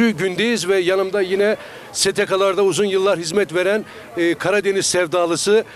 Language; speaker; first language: Turkish; native; Turkish